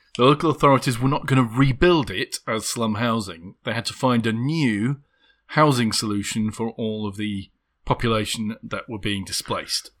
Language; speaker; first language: English; native; English